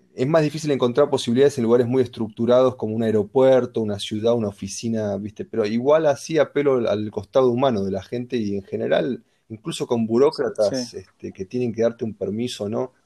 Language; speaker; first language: Spanish; native; Spanish